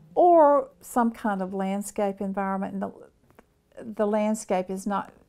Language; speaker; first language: English; native; English